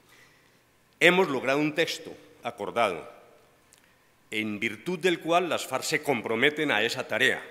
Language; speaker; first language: Spanish; native; Spanish